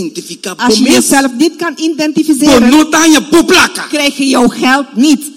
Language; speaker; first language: Dutch; non-native, local second language; Papiamento